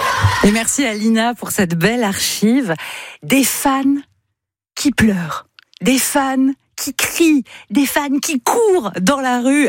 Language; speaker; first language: French; native; French